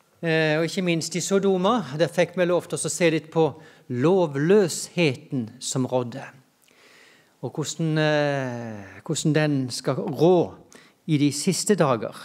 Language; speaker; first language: Norwegian; native; Norwegian